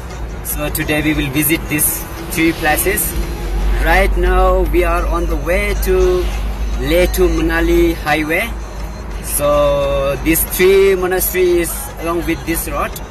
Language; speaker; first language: English; non-native, local second language; Ladakhi